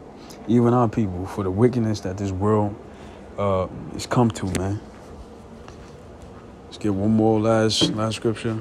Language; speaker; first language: English; native; English